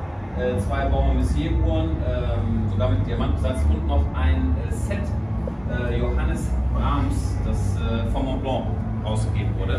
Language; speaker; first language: German; native; German